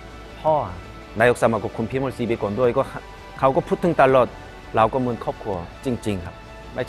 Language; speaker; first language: Thai; non-native, fluent; Korean